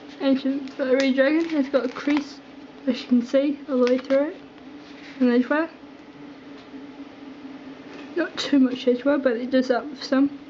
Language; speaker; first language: English; native; English